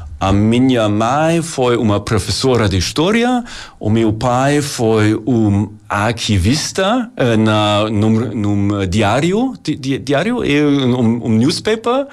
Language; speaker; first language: Portuguese; non-native, learner; German